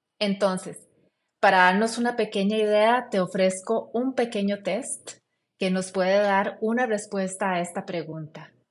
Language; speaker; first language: Spanish; native; Spanish